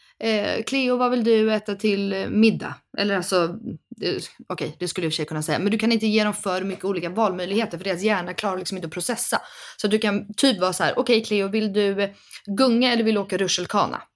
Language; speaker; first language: Swedish; native; Swedish